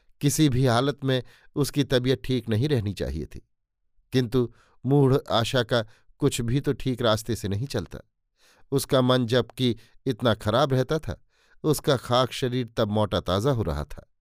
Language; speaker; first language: Hindi; native; Hindi